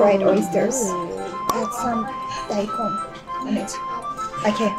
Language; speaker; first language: English; non-native, fluent; Russian